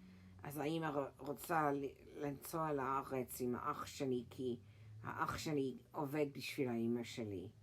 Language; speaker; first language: Hebrew; early bilingual, heritage; English